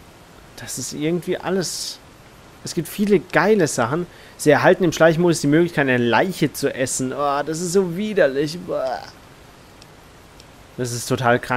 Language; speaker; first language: German; native; German